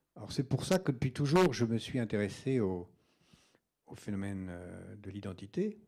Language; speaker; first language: French; native; French